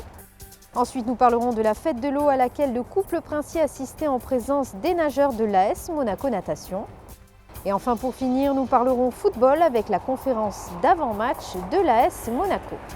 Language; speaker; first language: French; native; French